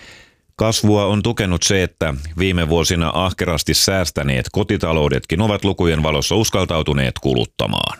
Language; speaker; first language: Finnish; native; Finnish